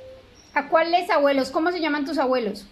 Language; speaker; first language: Spanish; native; Spanish